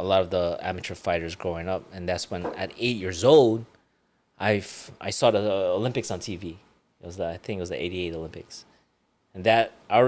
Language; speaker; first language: English; early bilingual, other home language; Iloko